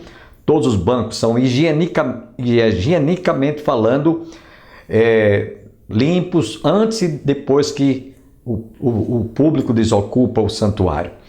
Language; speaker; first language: Portuguese; native; Portuguese